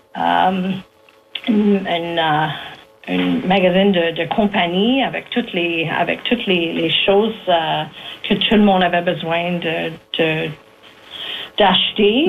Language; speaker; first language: French; native; French